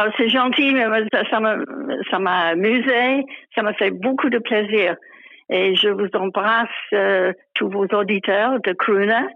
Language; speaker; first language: French; non-native, fluent; English